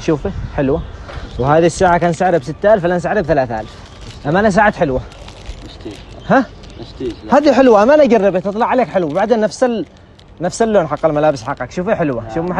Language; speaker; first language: Arabic; native; Arabic